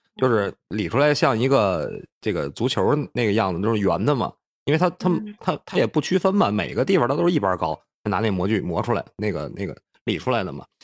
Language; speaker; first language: Chinese; native; Chinese